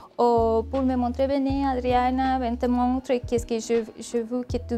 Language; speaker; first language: French; non-native, learner; Spanish